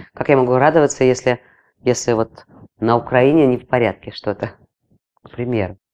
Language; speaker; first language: Russian; non-native, local second language; Latvian